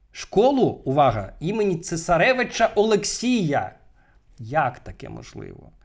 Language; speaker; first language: Ukrainian; native; Ukrainian